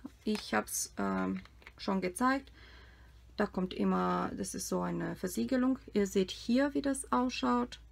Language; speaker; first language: German; non-native, fluent; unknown